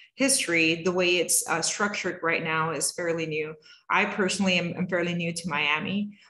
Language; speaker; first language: English; native; English